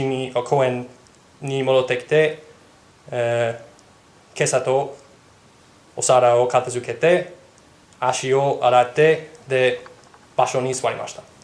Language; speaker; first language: Japanese; non-native, learner; English